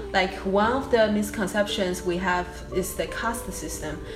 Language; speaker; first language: English; non-native, fluent; Chinese